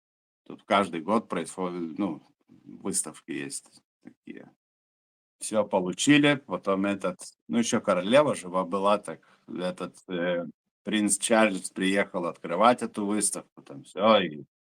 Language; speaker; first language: Russian; native; Russian